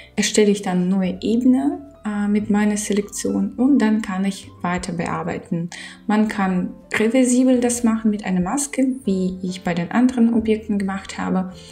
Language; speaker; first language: German; non-native, fluent; Ukrainian